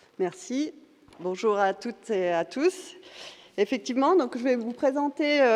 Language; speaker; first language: French; native; French